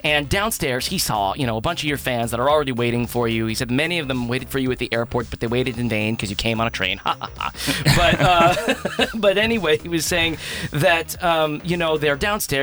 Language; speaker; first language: English; native; English